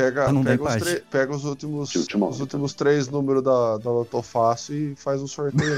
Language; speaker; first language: Portuguese; native; Portuguese